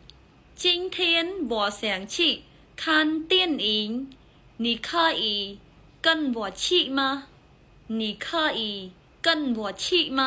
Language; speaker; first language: Chinese; non-native, fluent; Khmer